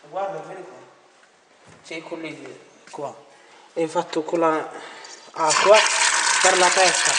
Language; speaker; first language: Italian; non-native, learner; Arabic